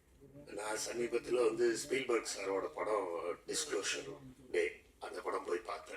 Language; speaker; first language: Tamil; native; Tamil